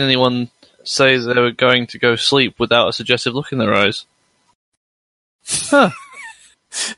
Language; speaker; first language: English; native; English